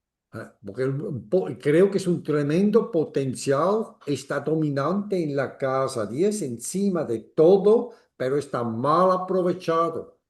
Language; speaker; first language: Spanish; non-native, fluent; German